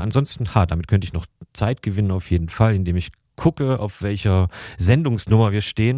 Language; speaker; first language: German; native; German